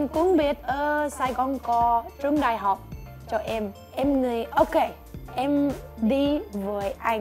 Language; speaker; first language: Vietnamese; non-native, learner; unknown